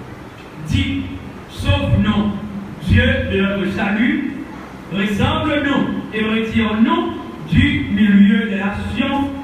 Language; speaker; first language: French; non-native, local second language; Haitian Creole